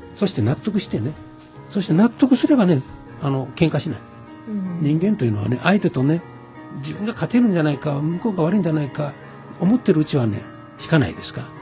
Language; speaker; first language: Japanese; native; Japanese